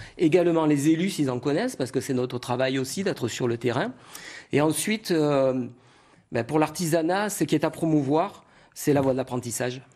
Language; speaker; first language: French; native; French